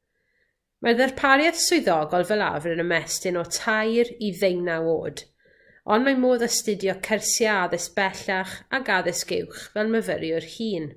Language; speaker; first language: Welsh; native; Welsh